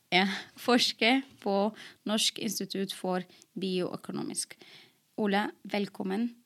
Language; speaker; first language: Norwegian; non-native, fluent; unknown